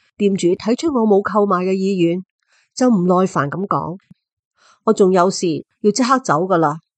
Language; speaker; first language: Chinese; non-native, local second language; Cantonese